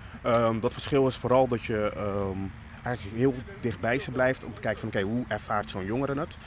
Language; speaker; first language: Dutch; native; Dutch